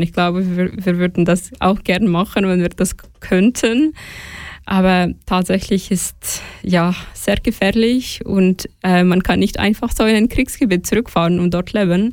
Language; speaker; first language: German; non-native, fluent; Ukrainian